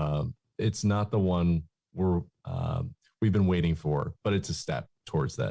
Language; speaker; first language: English; native; English